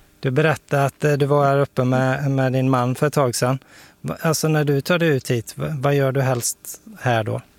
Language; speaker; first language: Swedish; native; Swedish